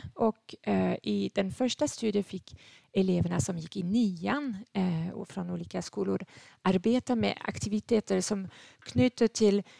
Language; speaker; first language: Swedish; non-native, fluent; French